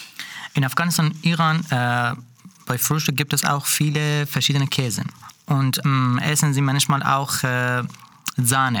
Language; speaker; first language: German; non-native, learner; Persian